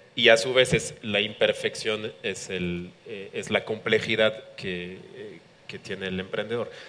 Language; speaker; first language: Spanish; non-native, fluent; French